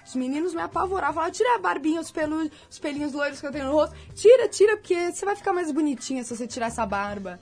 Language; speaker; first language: Portuguese; native; Portuguese